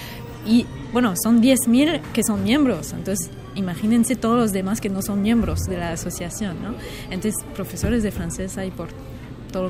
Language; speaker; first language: Spanish; non-native, fluent; French